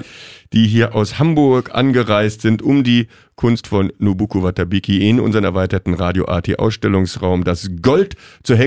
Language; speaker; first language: German; native; German